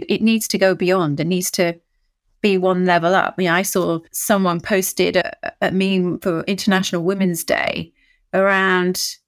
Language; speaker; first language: English; native; English